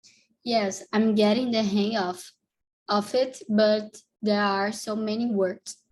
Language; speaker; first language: English; non-native, learner; Portuguese